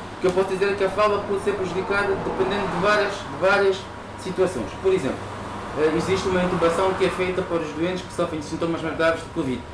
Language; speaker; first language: Portuguese; native; Portuguese